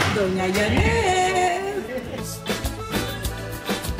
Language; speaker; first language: Spanish; native; Spanish